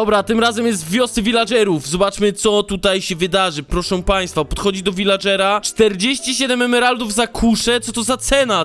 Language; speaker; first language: Polish; native; Polish